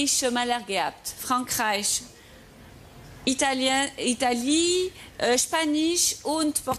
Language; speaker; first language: German; non-native, fluent; French